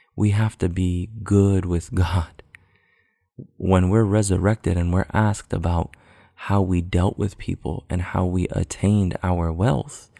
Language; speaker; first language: English; native; English